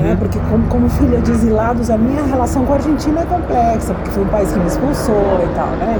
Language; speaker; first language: Portuguese; early bilingual, other home language; Spanish